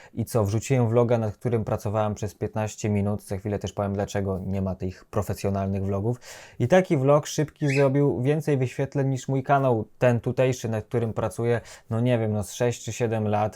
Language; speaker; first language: Polish; native; Polish